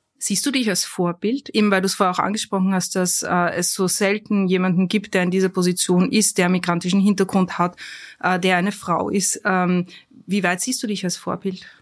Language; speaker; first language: German; native; German